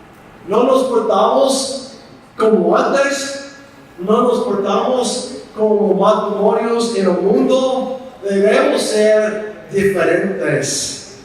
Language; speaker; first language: Spanish; non-native, fluent; English